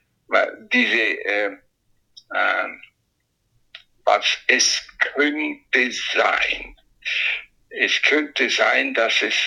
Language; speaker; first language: German; non-native, fluent; Italian